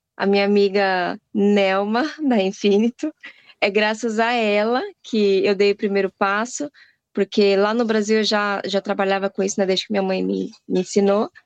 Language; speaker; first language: Portuguese; native; Portuguese